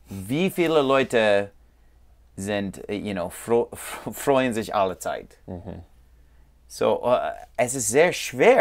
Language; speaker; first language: German; non-native, learner; English